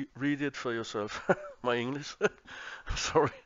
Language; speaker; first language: English; non-native, learner; Danish